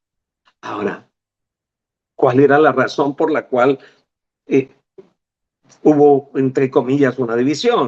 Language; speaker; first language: Spanish; native; Spanish